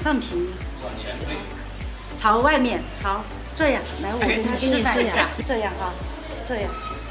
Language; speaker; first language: Chinese; native; Chinese